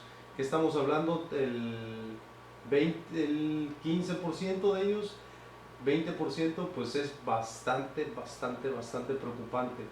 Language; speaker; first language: Spanish; native; Spanish